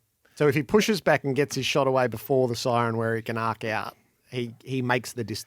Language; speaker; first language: English; native; English